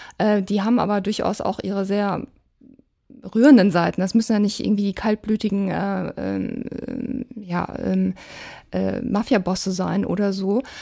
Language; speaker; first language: German; native; German